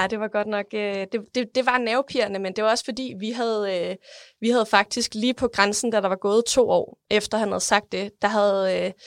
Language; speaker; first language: Danish; native; Danish